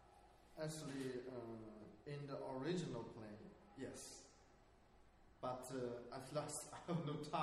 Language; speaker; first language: English; non-native, learner; Chinese